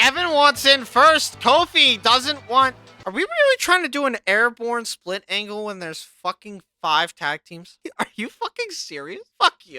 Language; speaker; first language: English; native; English